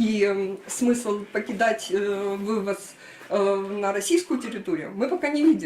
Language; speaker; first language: Russian; native; Russian